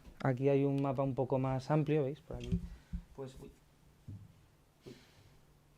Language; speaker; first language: Spanish; native; Spanish